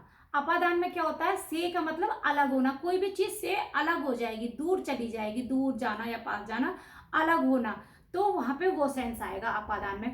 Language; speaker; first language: Hindi; native; Hindi